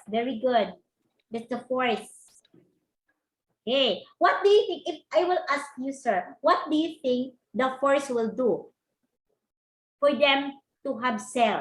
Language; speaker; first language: English; non-native, local second language; Cebuano